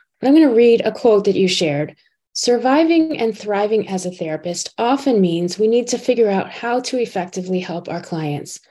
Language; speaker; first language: English; native; English